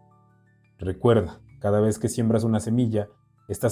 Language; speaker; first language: Spanish; native; Spanish